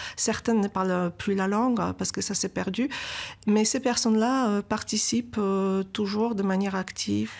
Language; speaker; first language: French; non-native, fluent; Polish